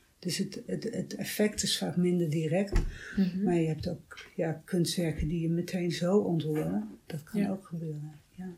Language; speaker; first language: Dutch; native; Dutch